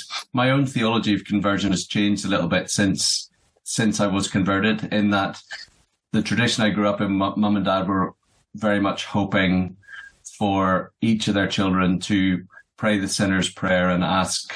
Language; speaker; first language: English; native; English